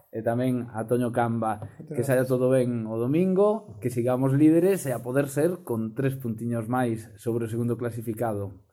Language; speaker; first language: Galician; native; Galician